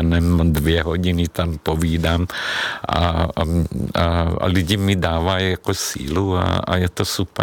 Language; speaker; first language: Czech; non-native, fluent; Hungarian